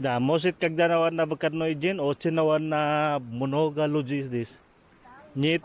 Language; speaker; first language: Russian; non-native, learner; Filipino